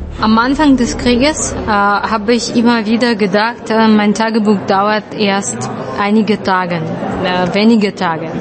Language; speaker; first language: German; non-native, fluent; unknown